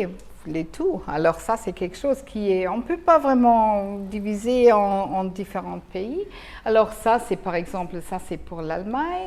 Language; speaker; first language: French; non-native, fluent; German